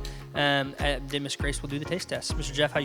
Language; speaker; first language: English; native; English